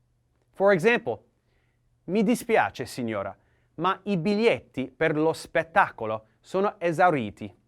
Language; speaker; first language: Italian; non-native, learner; English